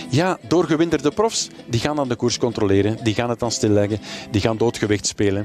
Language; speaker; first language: Dutch; native; Dutch